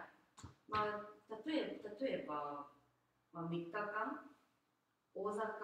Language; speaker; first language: Japanese; non-native, fluent; Korean